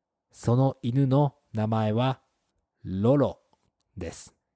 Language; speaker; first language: Japanese; native; Japanese